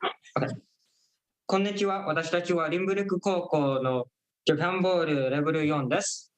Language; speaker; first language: Japanese; non-native, learner; English